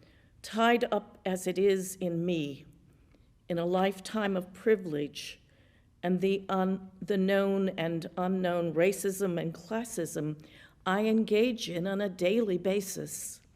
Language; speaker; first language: English; native; English